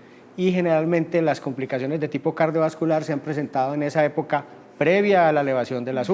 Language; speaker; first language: Spanish; native; Spanish